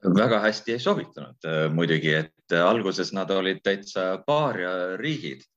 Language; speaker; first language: Estonian; early bilingual, heritage; Estonian